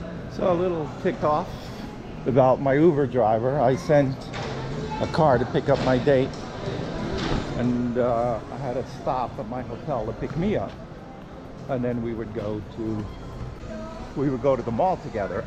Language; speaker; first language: English; native; English